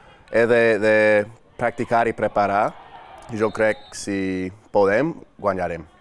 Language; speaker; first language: Catalan; non-native, learner; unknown